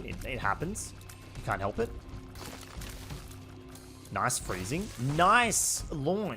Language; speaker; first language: English; native; English